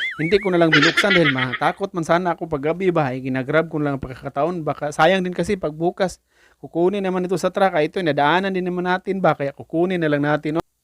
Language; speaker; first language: Filipino; non-native, local second language; Cebuano